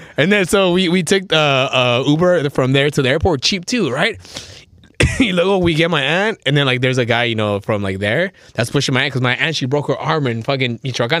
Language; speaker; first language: English; early bilingual, other home language; Spanish